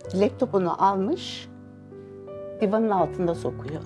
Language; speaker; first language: Turkish; native; Turkish